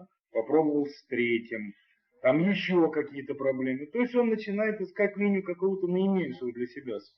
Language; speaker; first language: Russian; native; Russian